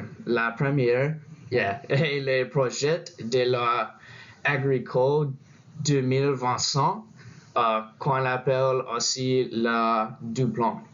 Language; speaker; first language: French; non-native, learner; English